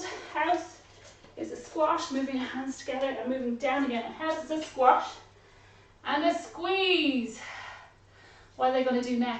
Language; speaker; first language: English; native; English